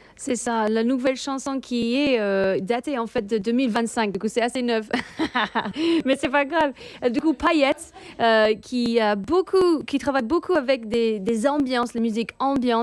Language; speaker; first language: French; native; French